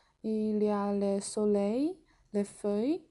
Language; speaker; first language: French; non-native, learner; Chinese